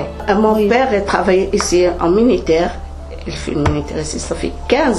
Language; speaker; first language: French; non-native, learner; Arabic